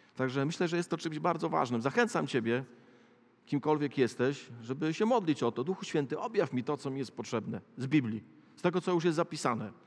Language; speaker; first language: Polish; native; Polish